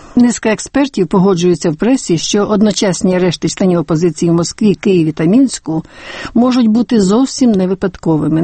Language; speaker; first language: Ukrainian; native; Ukrainian